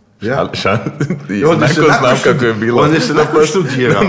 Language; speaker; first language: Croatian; early bilingual, heritage; Croatian